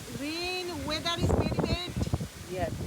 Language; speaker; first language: English; non-native, learner; Bangla